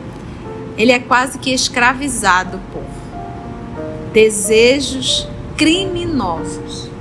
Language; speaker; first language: Portuguese; native; Portuguese